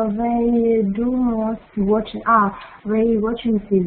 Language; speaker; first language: English; non-native, learner; Russian